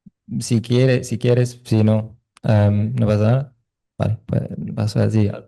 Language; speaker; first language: Spanish; non-native, fluent; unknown